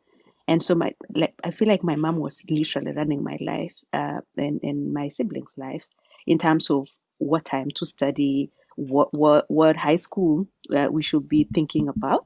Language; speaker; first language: English; non-native, local second language; Kalenjin